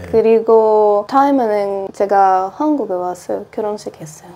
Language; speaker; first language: Korean; non-native, learner; Russian